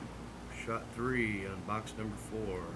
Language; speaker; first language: English; native; English